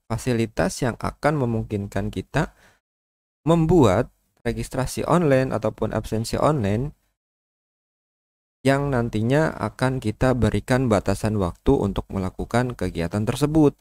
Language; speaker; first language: Indonesian; native; Indonesian